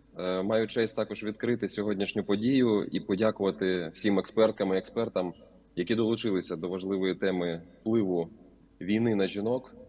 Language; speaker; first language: Ukrainian; native; Ukrainian